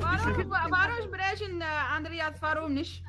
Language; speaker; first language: German; non-native, learner; Somali